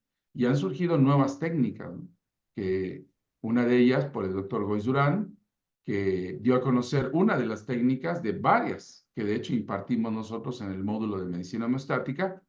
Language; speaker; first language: Spanish; native; Spanish